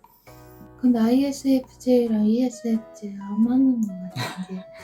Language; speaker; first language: Korean; non-native, fluent; Japanese